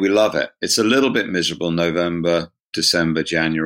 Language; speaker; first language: English; native; English